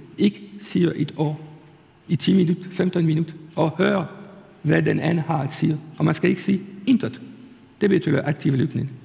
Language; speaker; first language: Danish; non-native, fluent; French